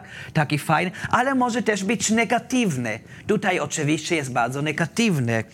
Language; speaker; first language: Polish; non-native, learner; German